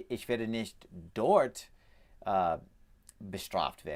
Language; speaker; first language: German; non-native, fluent; English